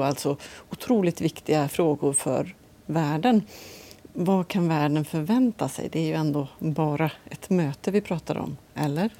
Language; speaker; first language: Swedish; native; Swedish